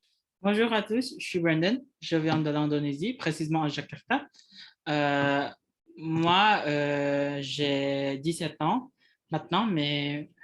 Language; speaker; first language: French; non-native, fluent; Indonesian